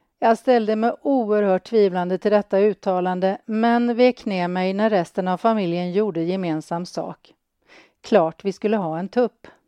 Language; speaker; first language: Swedish; native; Swedish